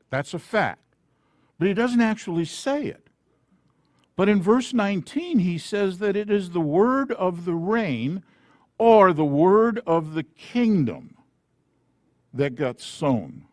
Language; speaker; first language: English; native; English